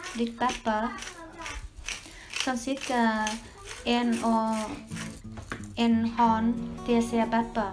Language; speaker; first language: Norwegian; non-native, learner; Vietnamese